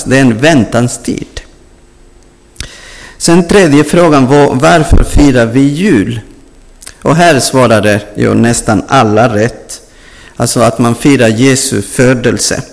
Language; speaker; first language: Swedish; non-native, fluent; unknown